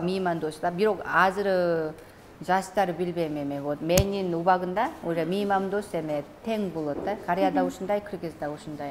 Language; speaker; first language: Kyrgyz; non-native, learner; Korean